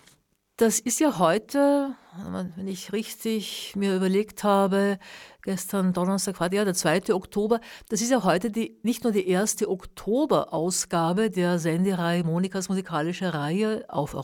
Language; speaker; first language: German; native; German